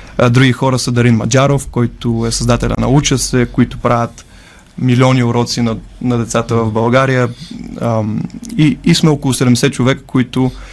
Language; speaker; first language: Bulgarian; native; Bulgarian